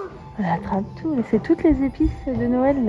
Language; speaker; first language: French; native; French